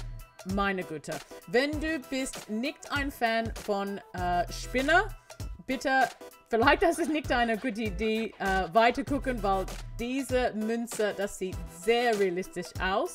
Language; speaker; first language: German; non-native, learner; English